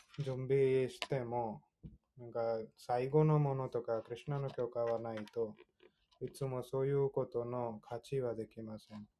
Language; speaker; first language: Japanese; non-native, fluent; Hindi